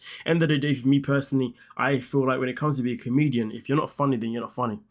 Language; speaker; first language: English; native; English